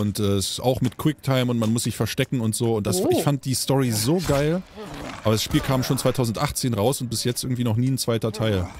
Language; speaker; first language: German; native; German